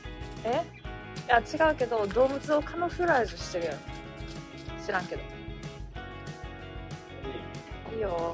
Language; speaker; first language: Japanese; native; Japanese